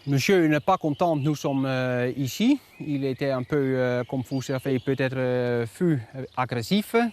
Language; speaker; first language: French; non-native, learner; Dutch